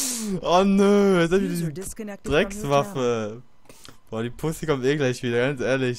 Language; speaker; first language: German; native; German